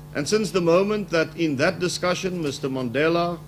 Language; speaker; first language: English; non-native, local second language; Afrikaans